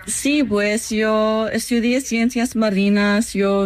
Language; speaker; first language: Spanish; non-native, learner; English